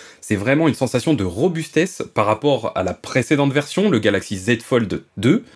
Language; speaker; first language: French; native; French